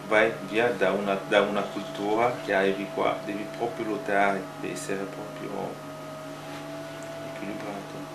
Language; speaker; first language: Italian; non-native, fluent; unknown